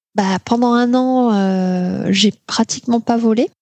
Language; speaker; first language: French; native; French